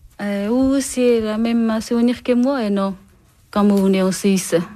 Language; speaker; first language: French; non-native, learner; Persian